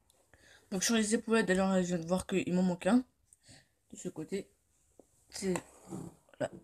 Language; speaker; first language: French; native; French